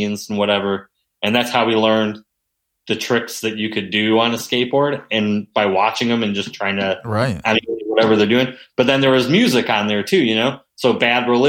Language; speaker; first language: English; native; English